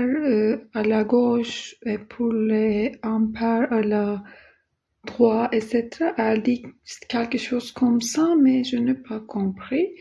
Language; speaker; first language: French; non-native, learner; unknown